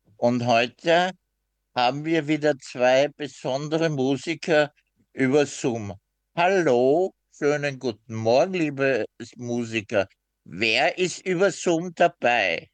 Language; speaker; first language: German; native; German